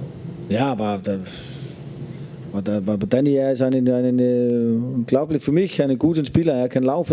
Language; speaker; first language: German; non-native, learner; Danish